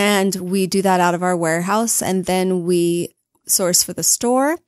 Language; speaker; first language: English; native; English